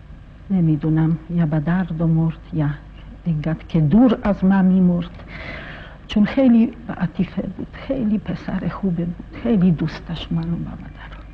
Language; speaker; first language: Persian; non-native, fluent; Polish